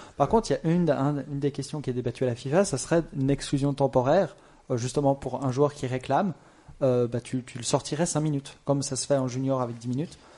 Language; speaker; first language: French; native; French